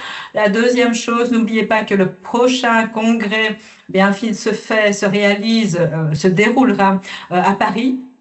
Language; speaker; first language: French; native; French